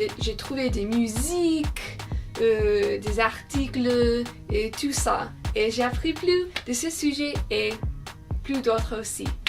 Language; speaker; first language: French; non-native, fluent; English